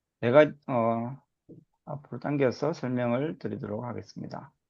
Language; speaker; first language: Chinese; non-native, learner; Korean